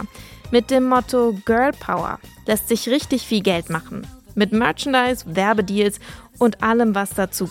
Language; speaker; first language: German; early bilingual, other home language; English